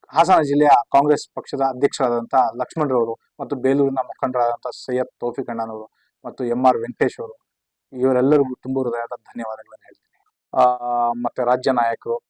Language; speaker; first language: Kannada; non-native, local second language; Urdu